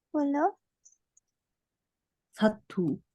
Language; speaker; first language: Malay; non-native, learner; Japanese